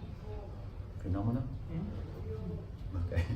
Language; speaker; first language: Spanish; non-native, learner; English